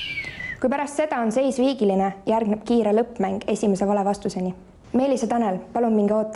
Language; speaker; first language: Estonian; native; Estonian